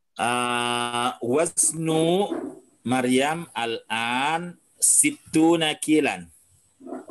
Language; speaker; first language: Arabic; non-native, fluent; Indonesian